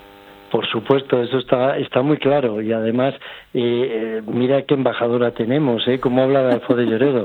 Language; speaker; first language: Spanish; native; Spanish